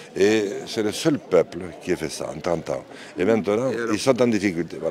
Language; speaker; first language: French; non-native, local second language; Occitan